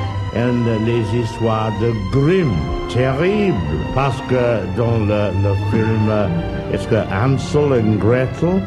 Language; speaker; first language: French; non-native, learner; English